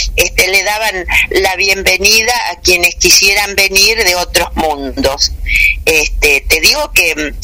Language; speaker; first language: Spanish; native; Spanish